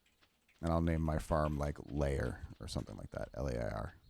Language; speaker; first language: English; native; English